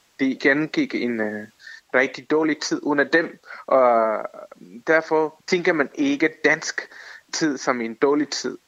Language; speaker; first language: Danish; non-native, fluent; Tamil